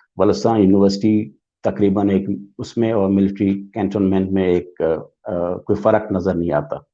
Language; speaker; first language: Urdu; non-native, local second language; Baluchi